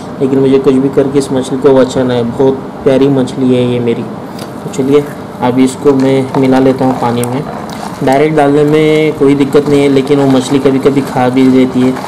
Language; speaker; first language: Hindi; non-native, local second language; Marathi